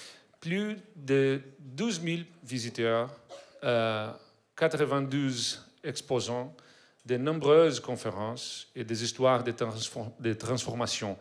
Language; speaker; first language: French; non-native, learner; Portuguese